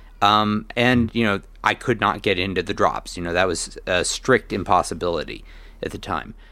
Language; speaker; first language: English; native; English